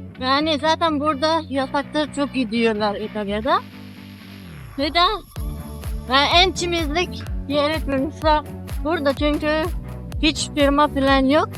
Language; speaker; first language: Turkish; non-native, learner; Arabic